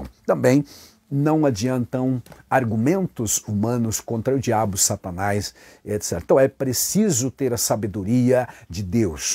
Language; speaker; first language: Portuguese; native; Portuguese